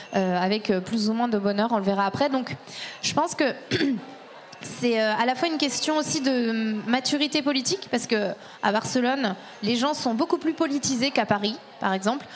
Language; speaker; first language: French; native; French